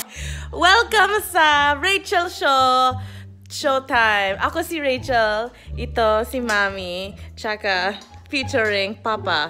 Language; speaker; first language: Filipino; early bilingual, heritage; English